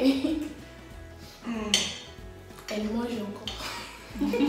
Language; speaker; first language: French; non-native, learner; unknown